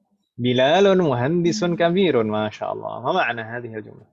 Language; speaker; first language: Arabic; non-native, fluent; Indonesian